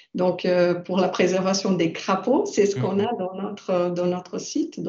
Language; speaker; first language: French; non-native, fluent; Portuguese